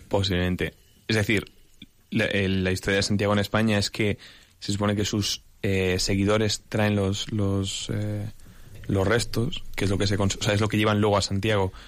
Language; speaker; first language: Spanish; native; Spanish